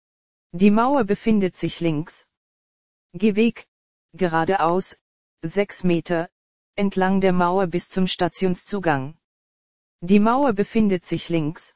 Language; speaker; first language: German; native; German